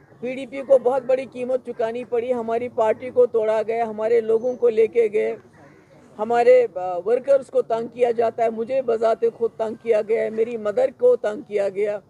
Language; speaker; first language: Urdu; non-native, local second language; Kashmiri